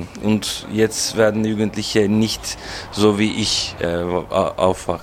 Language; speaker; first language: German; non-native, fluent; Turkish